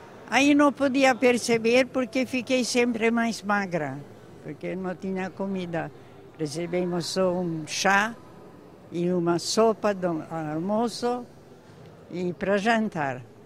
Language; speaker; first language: Portuguese; non-native, fluent; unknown